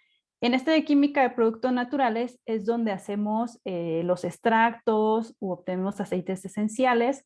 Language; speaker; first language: Spanish; native; Spanish